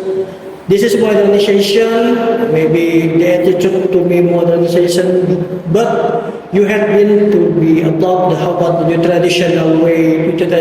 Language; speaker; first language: English; non-native, learner; Indonesian